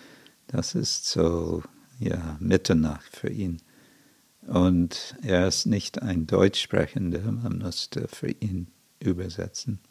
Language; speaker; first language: German; non-native, fluent; English